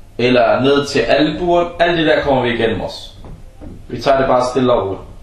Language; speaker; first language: Danish; non-native, fluent; Arabic